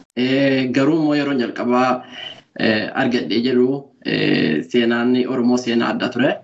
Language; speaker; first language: Oromo; early bilingual, other home language; Norwegian